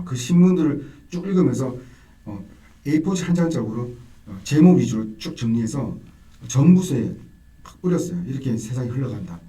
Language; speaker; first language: Korean; native; Korean